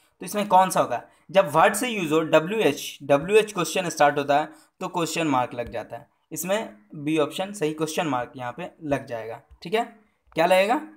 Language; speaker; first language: Hindi; native; Hindi